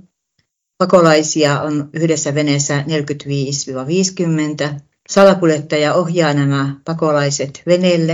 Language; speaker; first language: Finnish; native; Finnish